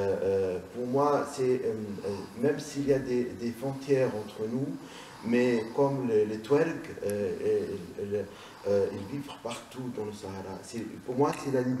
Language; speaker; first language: French; non-native, local second language; Arabic